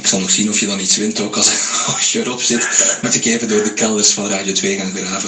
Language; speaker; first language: Dutch; native; Dutch